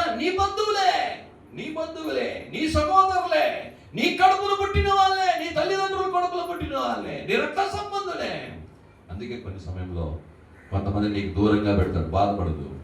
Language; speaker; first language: Telugu; native; Telugu